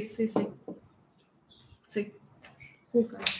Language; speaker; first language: Spanish; non-native, learner; English